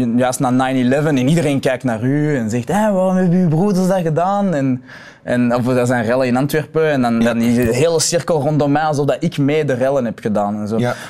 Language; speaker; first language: Dutch; early bilingual, other home language; Arabic